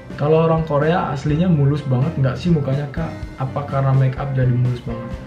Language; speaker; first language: Indonesian; native; Indonesian